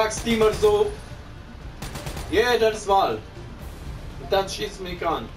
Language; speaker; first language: German; non-native, learner; Romanian